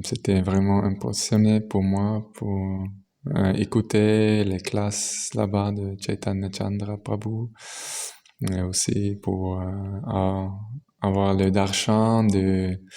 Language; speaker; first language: French; non-native, local second language; German